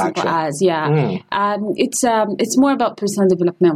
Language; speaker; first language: English; non-native, fluent; Arabic